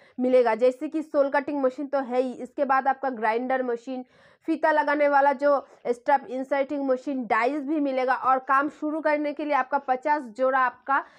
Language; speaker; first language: Hindi; non-native, local second language; Bangla